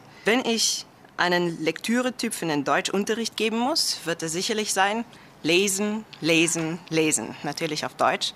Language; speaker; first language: German; non-native, fluent; Afrikaans